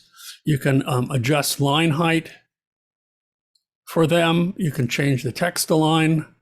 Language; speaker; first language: English; native; English